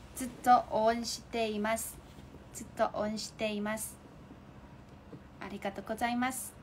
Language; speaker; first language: Japanese; non-native, learner; Chinese